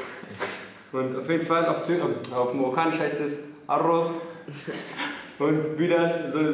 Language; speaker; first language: German; early bilingual, other home language; Arabic